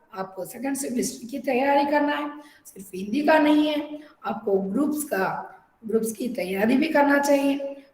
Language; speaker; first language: Hindi; non-native, local second language; Telugu